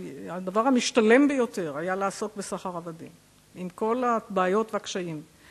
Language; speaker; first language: Hebrew; native; Hebrew